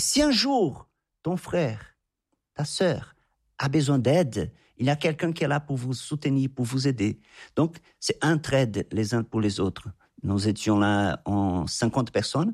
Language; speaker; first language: French; non-native, fluent; Portuguese